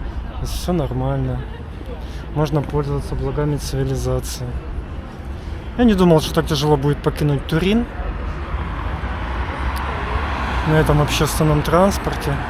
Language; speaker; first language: Russian; native; Russian